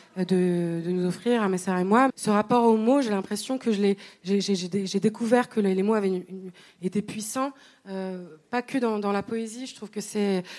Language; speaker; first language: French; non-native, local second language; Arabic